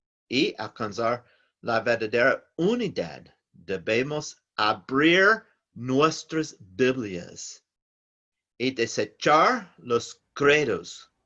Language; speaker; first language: Spanish; non-native, learner; English